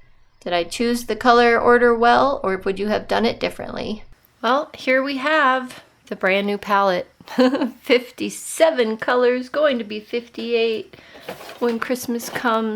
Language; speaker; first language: English; native; English